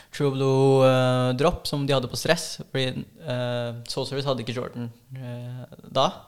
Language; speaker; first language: Norwegian; early bilingual, other home language; Filipino